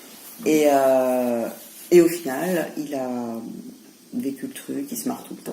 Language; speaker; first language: French; native; French